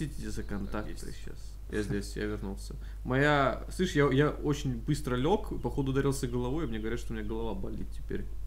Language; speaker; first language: Russian; native; Russian